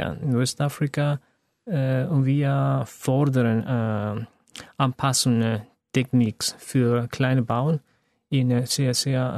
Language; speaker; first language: German; non-native, learner; Spanish